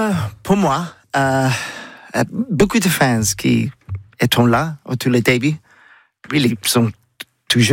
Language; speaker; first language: French; non-native, learner; English